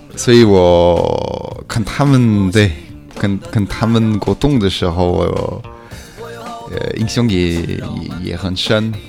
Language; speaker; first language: Chinese; non-native, fluent; French